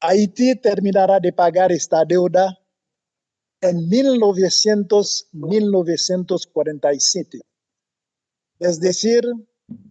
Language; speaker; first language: Spanish; non-native, fluent; Haitian Creole